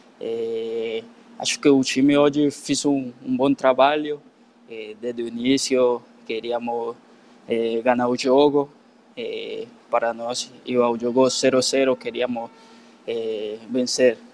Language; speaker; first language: Portuguese; non-native, learner; Spanish